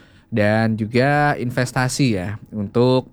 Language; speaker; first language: Indonesian; native; Indonesian